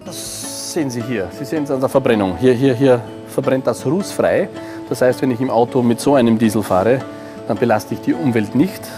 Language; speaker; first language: German; native; German